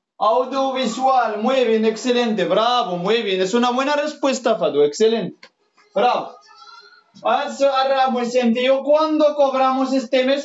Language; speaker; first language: Spanish; non-native, fluent; Arabic